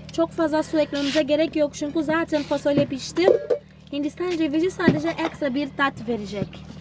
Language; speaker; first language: Turkish; non-native, fluent; Portuguese